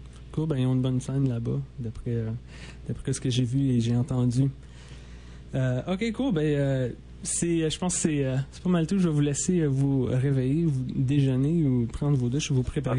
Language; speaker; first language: French; native; French